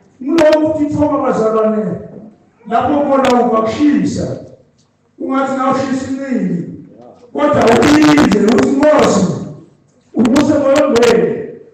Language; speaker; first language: Zulu; non-native, local second language; Swati